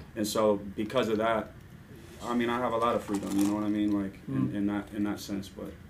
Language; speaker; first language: English; native; English